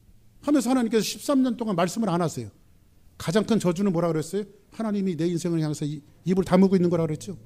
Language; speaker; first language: Korean; native; Korean